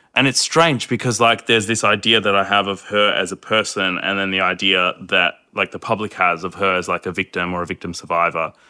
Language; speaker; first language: English; early bilingual, other home language; Hindi